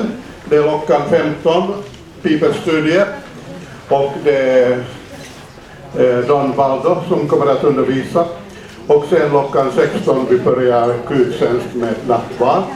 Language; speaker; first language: Swedish; non-native, fluent; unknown